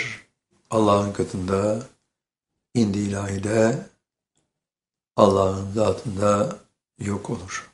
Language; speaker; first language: Turkish; native; Turkish